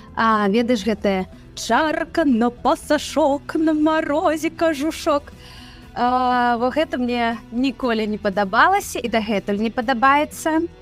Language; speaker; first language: Belarusian; non-native, local second language; Russian